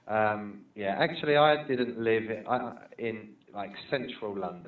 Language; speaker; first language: English; non-native, fluent; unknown